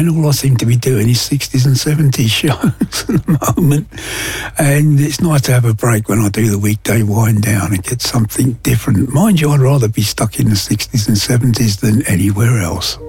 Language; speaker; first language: English; native; English